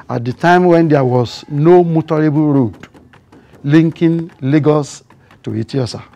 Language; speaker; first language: English; non-native, local second language; Yoruba